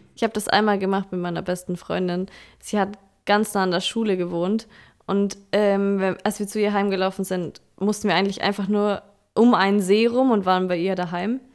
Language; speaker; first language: German; native; German